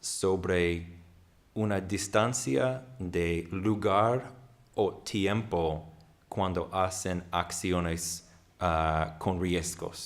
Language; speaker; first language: Spanish; non-native, fluent; English